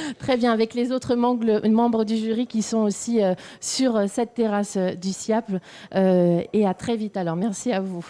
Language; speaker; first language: French; native; French